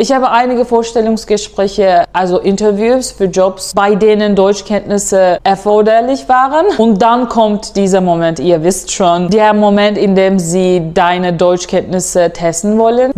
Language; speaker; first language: German; non-native, fluent; Turkish